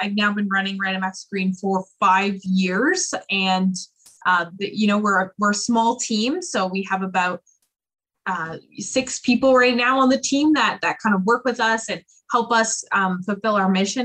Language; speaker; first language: English; native; English